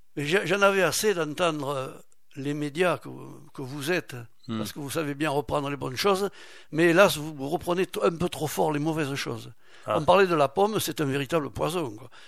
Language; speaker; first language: French; native; French